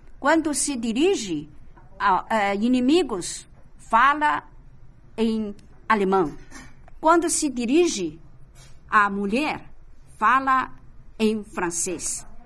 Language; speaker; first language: Portuguese; non-native, fluent; Chinese